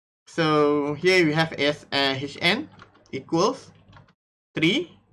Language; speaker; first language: English; non-native, local second language; Malay